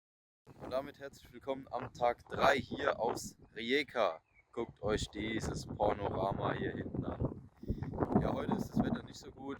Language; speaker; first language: German; native; German